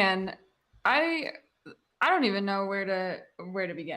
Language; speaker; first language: English; native; English